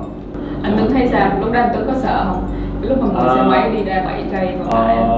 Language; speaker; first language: Vietnamese; native; Vietnamese